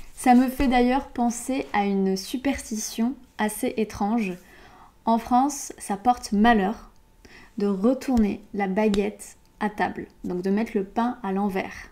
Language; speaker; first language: French; native; French